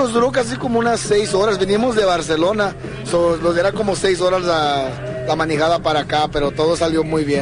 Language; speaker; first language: Spanish; early bilingual, heritage; English